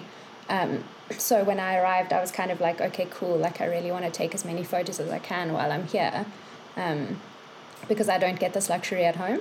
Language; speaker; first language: English; native; English